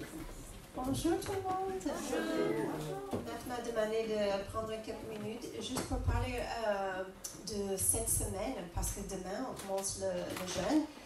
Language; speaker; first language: French; non-native, fluent; English